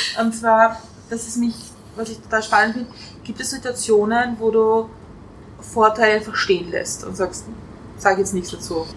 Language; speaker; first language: German; native; German